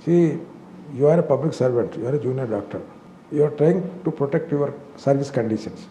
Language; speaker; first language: English; non-native, local second language; Telugu